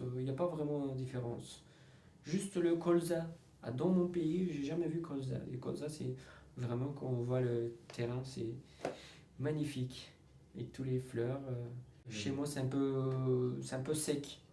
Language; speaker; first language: French; non-native, learner; Turkish